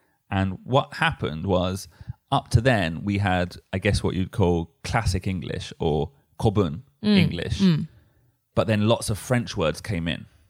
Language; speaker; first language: English; native; English